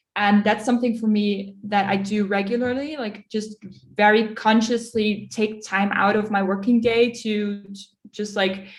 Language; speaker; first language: English; early bilingual, other home language; Dutch